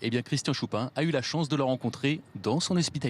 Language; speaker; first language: French; native; French